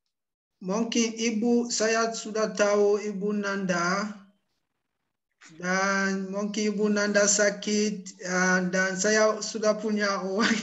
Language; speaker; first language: Indonesian; non-native, learner; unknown